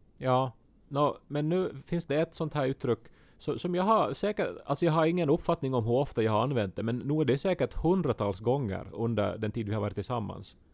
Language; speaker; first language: Swedish; native; Swedish